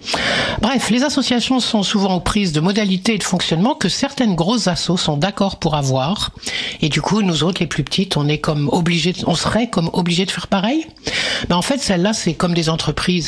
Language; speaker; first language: French; native; French